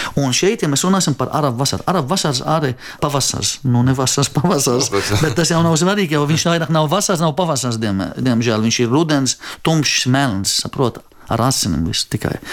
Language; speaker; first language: Latvian; non-native, fluent; Arabic